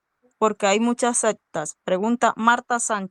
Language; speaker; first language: Spanish; native; Spanish